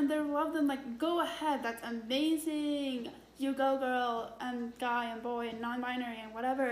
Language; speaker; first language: English; non-native, fluent; Swedish